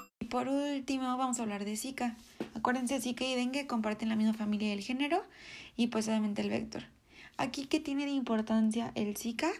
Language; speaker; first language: Spanish; native; Spanish